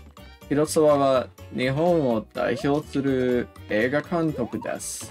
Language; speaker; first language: Japanese; non-native, learner; English